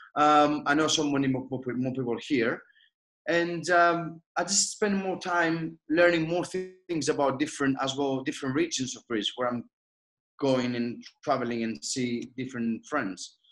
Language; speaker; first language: English; non-native, fluent; Greek